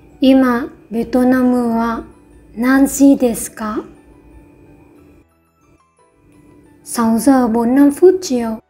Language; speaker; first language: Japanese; non-native, fluent; Vietnamese